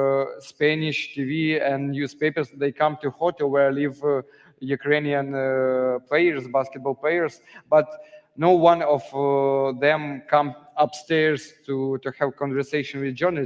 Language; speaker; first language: English; non-native, learner; Ukrainian